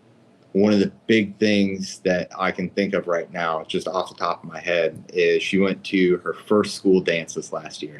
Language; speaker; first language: English; native; English